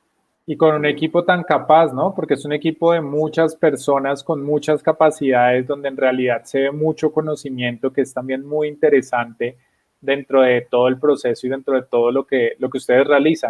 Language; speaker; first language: Spanish; native; Spanish